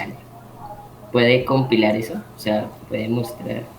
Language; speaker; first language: Spanish; native; Spanish